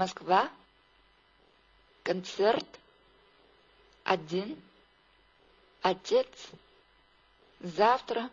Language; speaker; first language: Russian; non-native, fluent; Chinese